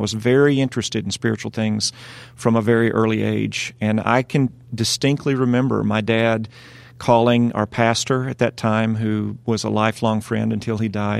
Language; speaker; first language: English; native; English